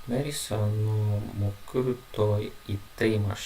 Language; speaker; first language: Japanese; non-native, learner; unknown